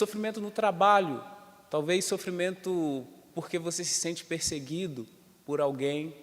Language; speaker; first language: Portuguese; native; Portuguese